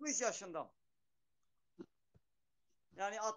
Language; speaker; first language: Turkish; non-native, local second language; Kurdish